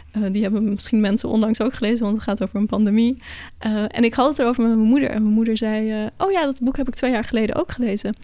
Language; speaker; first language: Dutch; early bilingual, other home language; Persian